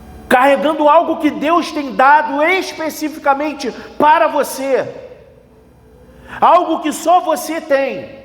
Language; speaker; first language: Portuguese; native; Portuguese